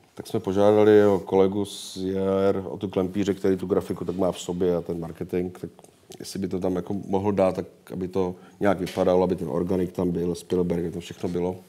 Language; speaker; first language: Czech; native; Czech